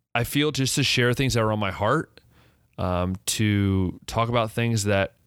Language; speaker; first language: English; native; English